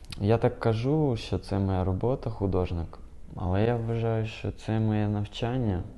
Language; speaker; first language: Ukrainian; non-native, local second language; Russian